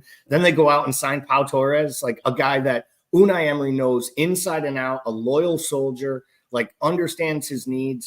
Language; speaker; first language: English; native; English